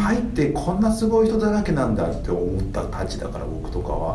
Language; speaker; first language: Japanese; native; Japanese